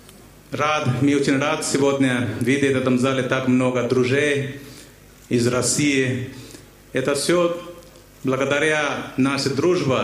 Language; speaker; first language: Russian; non-native, fluent; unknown